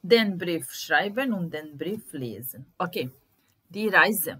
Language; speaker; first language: German; non-native, fluent; Serbian